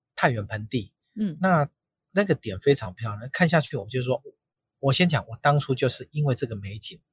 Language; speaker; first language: Chinese; native; Chinese